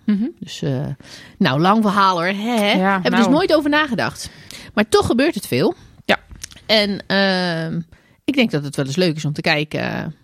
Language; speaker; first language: Dutch; native; Dutch